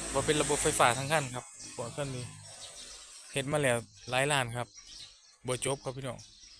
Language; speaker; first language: Thai; native; Thai